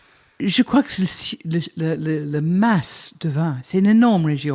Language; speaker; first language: French; non-native, fluent; English